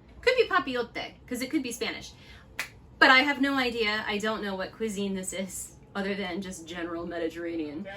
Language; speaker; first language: English; native; English